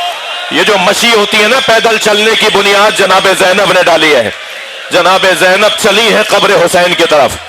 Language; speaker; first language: Urdu; native; Urdu